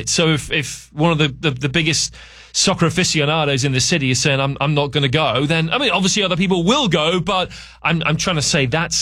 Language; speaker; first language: English; native; English